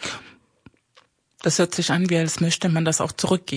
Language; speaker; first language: German; non-native, fluent; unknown